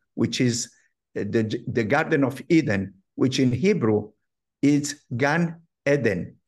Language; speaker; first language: English; non-native, fluent; Arabic